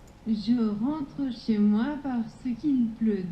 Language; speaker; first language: French; non-native, learner; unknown